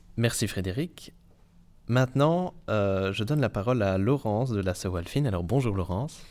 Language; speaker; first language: French; native; French